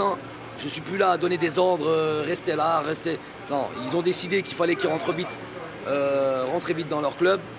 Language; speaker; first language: French; native; French